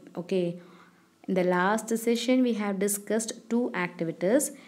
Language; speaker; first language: English; non-native, local second language; Malayalam